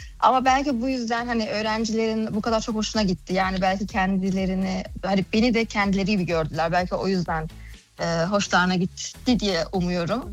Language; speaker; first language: Turkish; early bilingual, heritage; Turkish